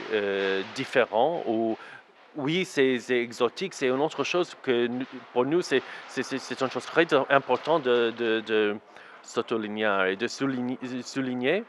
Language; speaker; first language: French; non-native, learner; English